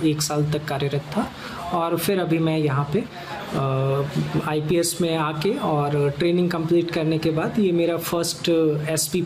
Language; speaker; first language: Hindi; native; Hindi